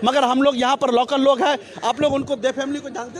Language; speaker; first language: Hindi; native; Hindi